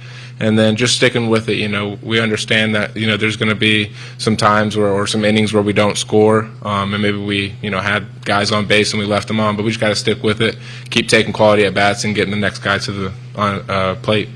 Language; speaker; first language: English; native; English